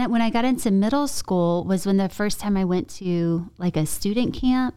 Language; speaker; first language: English; native; English